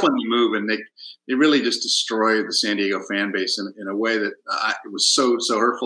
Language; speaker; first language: English; early bilingual, other home language; Spanish